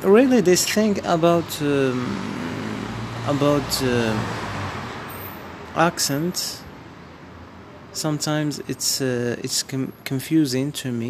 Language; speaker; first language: English; non-native, fluent; Berber languages